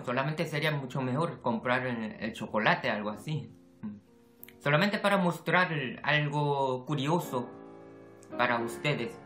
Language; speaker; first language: Spanish; non-native, fluent; Korean